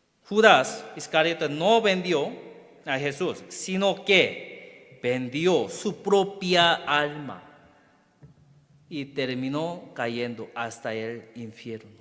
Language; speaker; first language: Spanish; non-native, learner; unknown